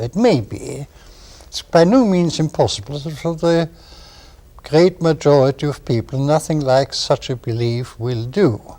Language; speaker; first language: English; non-native, fluent; German